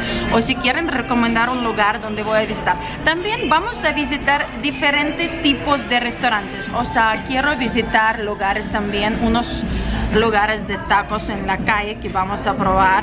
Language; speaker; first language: Spanish; non-native, learner; Russian